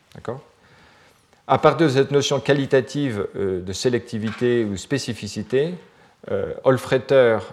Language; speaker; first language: French; native; French